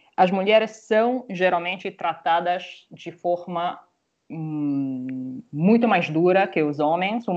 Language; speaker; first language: Portuguese; non-native, fluent; Italian